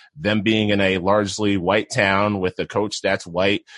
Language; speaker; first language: English; native; English